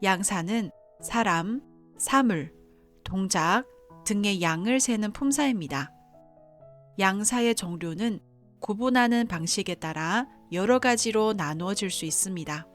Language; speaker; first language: Korean; non-native, fluent; Chinese